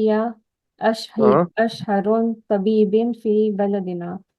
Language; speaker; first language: Arabic; non-native, learner; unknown